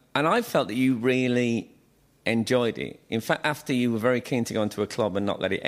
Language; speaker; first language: English; native; English